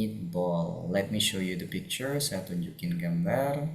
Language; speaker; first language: Indonesian; native; Indonesian